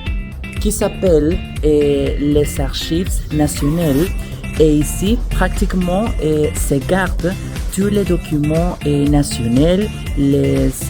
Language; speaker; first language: French; non-native, learner; Spanish